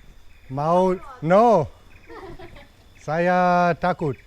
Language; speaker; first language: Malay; non-native, learner; English